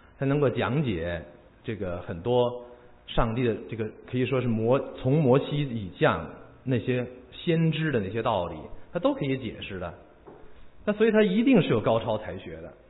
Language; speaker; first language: Chinese; native; Chinese